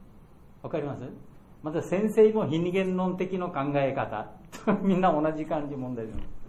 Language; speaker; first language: Japanese; non-native, learner; Bangla